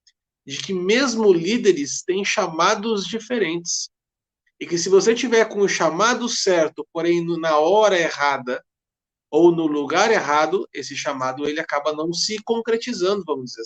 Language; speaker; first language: Portuguese; native; Portuguese